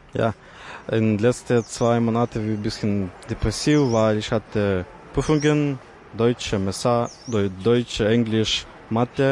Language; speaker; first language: German; early bilingual, other home language; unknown